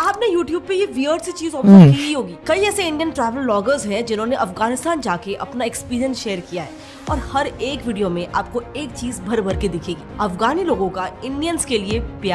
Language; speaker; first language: Hindi; native; Hindi